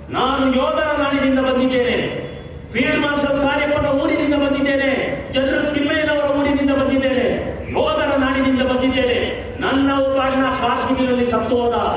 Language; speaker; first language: Kannada; non-native, local second language; Kodava